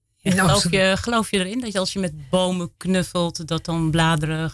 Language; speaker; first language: Dutch; native; Dutch